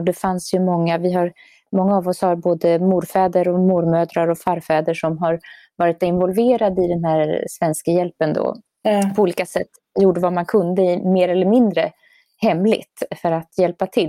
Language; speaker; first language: Swedish; native; Swedish